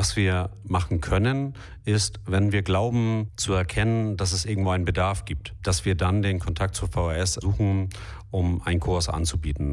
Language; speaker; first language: German; native; German